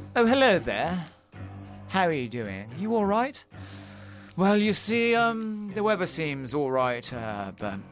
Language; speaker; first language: English; early bilingual, heritage; English